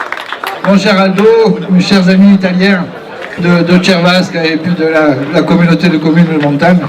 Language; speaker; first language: French; native; French